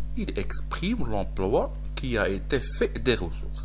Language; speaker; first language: French; non-native, local second language; Arabic